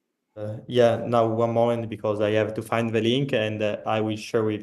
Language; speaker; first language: English; non-native, fluent; Italian